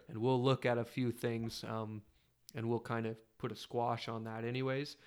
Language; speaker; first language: English; native; English